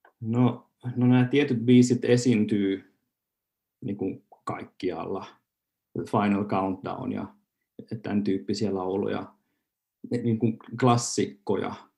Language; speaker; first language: Finnish; non-native, local second language; Swedish